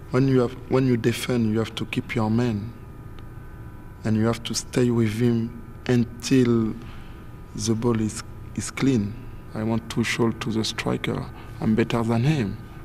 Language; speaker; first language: English; non-native, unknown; French